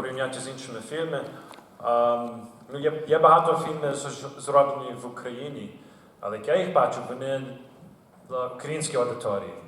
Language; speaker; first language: Ukrainian; early bilingual, heritage; Ukrainian